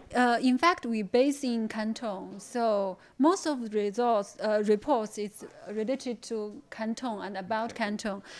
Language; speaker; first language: English; non-native, fluent; Chinese